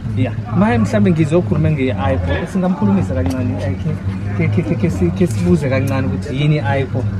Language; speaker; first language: Zulu; non-native, local second language; South Ndebele